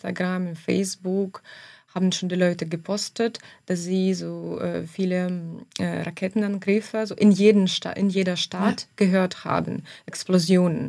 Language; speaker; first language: German; non-native, fluent; Ukrainian